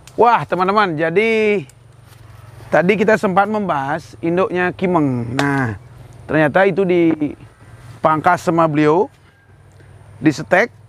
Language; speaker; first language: Indonesian; native; Indonesian